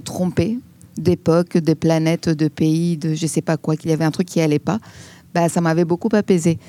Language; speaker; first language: French; non-native, fluent; Greek